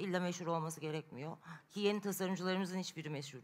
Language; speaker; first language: Turkish; native; Turkish